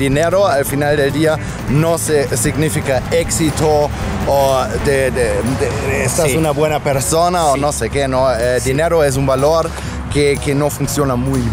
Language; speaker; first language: Spanish; non-native, fluent; German